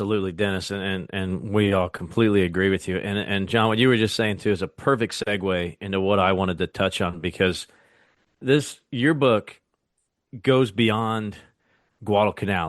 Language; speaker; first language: English; native; English